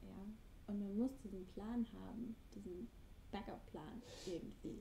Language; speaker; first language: German; native; German